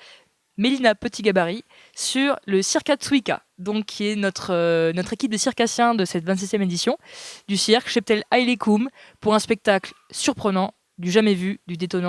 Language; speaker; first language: French; native; French